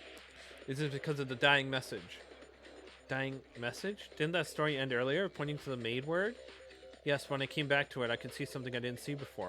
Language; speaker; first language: English; native; English